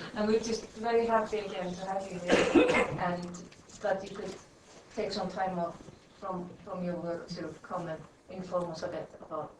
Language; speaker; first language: English; non-native, fluent; Icelandic